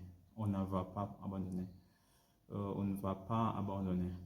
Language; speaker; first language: French; non-native, learner; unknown